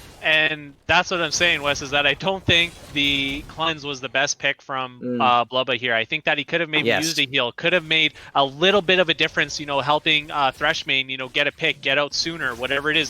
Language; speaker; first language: English; native; English